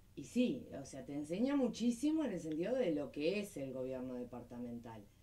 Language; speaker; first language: Spanish; native; Spanish